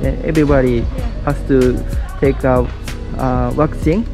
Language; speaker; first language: English; non-native, learner; Japanese